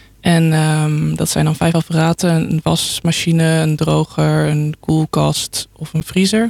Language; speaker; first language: Dutch; native; Dutch